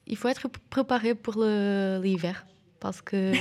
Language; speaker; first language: French; non-native, fluent; Portuguese